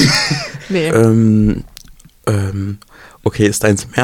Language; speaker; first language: German; native; German